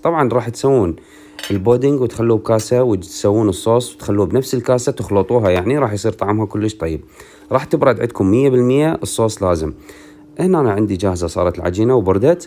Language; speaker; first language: Arabic; native; Arabic